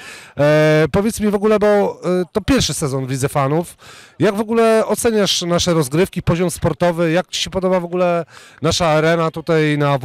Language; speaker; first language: Polish; native; Polish